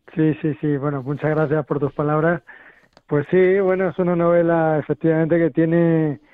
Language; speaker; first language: Spanish; native; Spanish